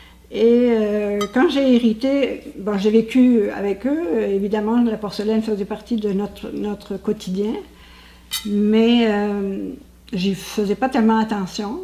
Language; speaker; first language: French; native; French